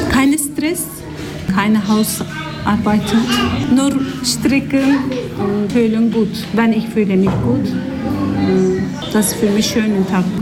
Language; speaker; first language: German; non-native, learner; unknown